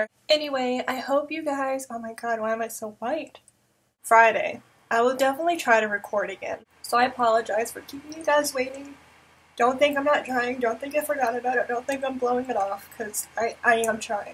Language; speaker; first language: English; native; English